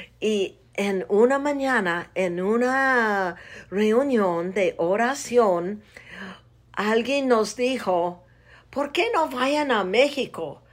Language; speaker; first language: Spanish; non-native, fluent; English